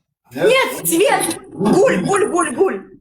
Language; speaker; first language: Russian; native; Russian